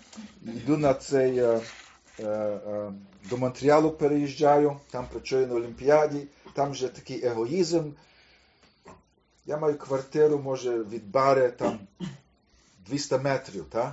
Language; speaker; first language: Ukrainian; early bilingual, heritage; Ukrainian